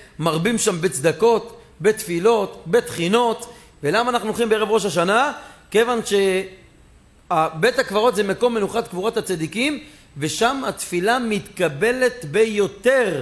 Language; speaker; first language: Hebrew; native; Hebrew